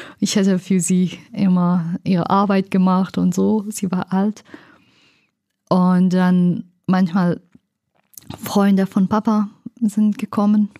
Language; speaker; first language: German; non-native, learner; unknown